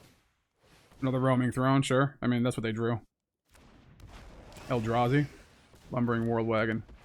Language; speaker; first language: English; native; English